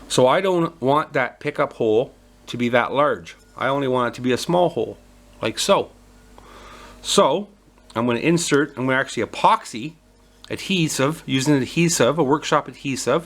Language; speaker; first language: English; native; English